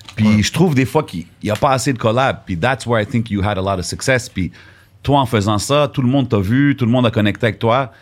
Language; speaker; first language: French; native; French